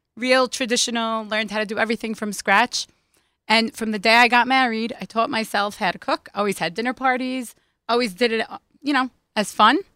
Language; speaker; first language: English; native; English